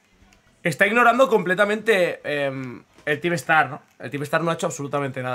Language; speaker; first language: Spanish; native; Spanish